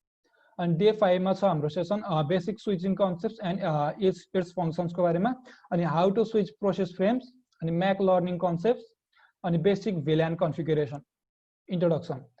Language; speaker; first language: Nepali; native; Nepali